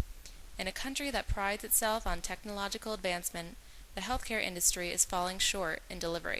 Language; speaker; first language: English; native; English